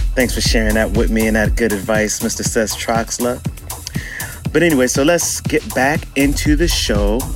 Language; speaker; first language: English; native; English